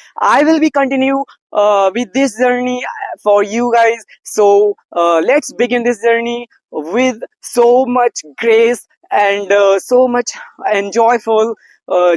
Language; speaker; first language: English; non-native, learner; Hindi